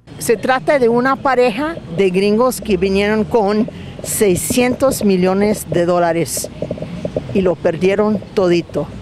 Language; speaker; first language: Spanish; non-native, fluent; English